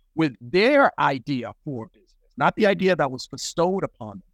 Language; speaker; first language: English; native; English